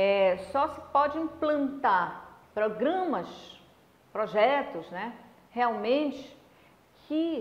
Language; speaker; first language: Portuguese; native; Portuguese